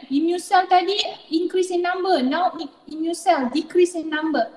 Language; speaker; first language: English; non-native, local second language; Malay